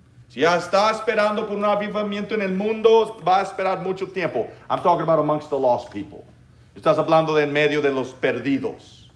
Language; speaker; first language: Spanish; non-native, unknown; English